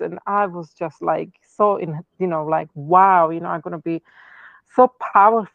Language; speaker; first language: English; non-native, fluent; Czech